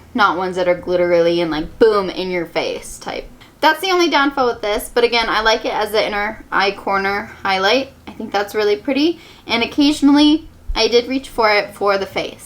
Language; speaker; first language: English; native; English